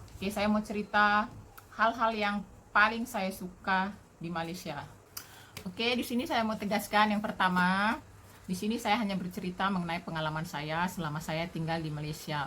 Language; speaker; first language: Indonesian; native; Indonesian